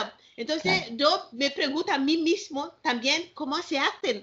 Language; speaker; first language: Spanish; non-native, learner; Malagasy